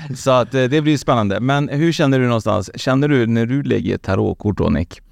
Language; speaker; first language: Swedish; native; Swedish